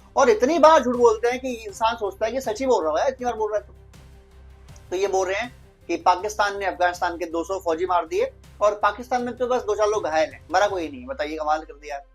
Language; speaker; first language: Hindi; native; Hindi